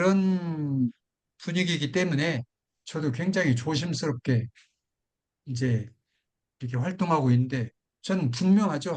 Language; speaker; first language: Korean; native; Korean